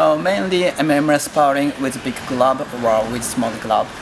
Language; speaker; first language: English; non-native, learner; Japanese